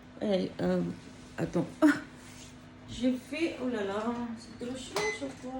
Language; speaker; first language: French; non-native, learner; Filipino